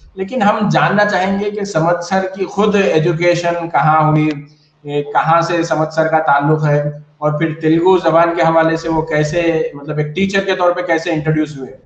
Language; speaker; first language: Hindi; non-native, local second language; Urdu